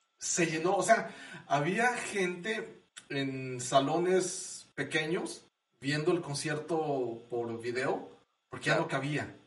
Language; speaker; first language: Spanish; native; Spanish